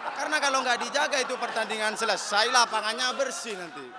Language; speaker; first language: Indonesian; native; Indonesian